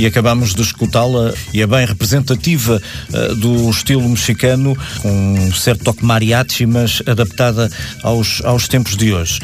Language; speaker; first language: Portuguese; native; Portuguese